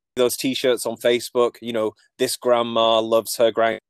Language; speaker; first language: English; native; English